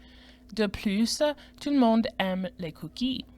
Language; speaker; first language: French; non-native, fluent; English